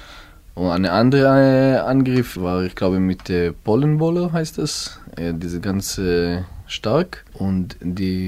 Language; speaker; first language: German; non-native, learner; Hebrew